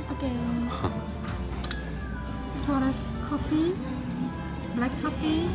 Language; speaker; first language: English; non-native, learner; Indonesian